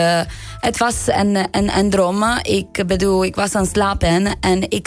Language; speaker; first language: Dutch; non-native, learner; Italian